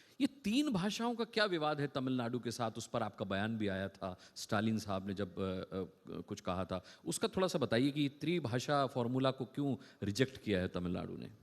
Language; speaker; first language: Hindi; native; Hindi